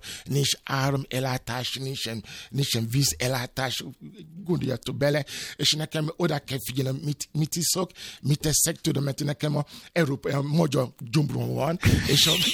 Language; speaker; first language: Hungarian; non-native, fluent; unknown